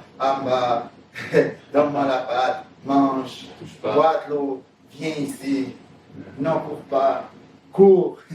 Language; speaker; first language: French; native; French